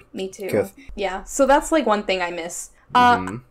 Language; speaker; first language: English; native; English